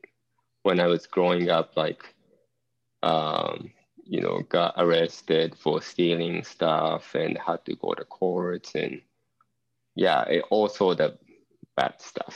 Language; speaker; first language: English; non-native, fluent; Japanese